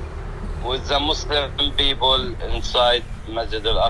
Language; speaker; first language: English; non-native, learner; Arabic